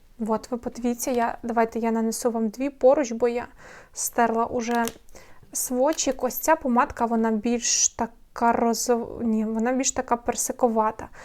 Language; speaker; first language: Ukrainian; non-native, local second language; Russian